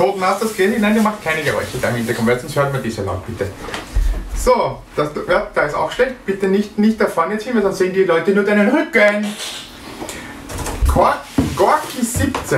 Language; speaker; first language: German; native; German